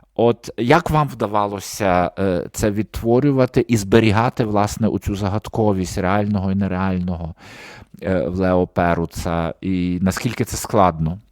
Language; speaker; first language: Ukrainian; native; Ukrainian